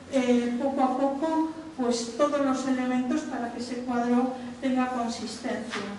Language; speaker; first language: Spanish; native; Spanish